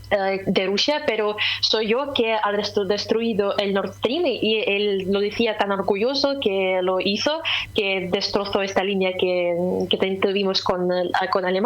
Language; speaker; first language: Spanish; non-native, fluent; Russian